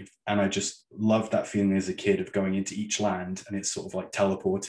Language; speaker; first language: English; native; English